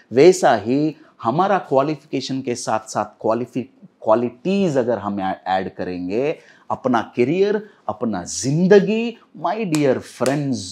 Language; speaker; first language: Hindi; non-native, local second language; Telugu